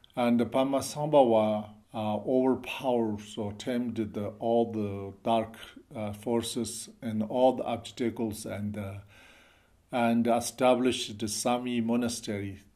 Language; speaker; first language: English; non-native, learner; Chinese